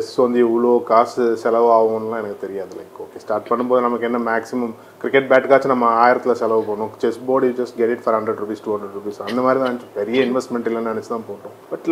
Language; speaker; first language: Tamil; native; Tamil